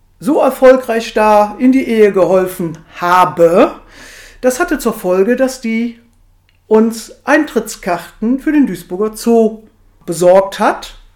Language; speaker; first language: German; native; German